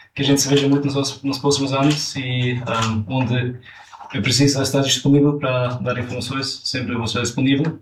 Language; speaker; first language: Portuguese; non-native, fluent; German